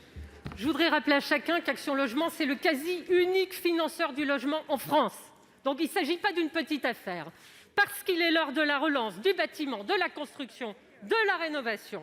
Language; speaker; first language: French; native; French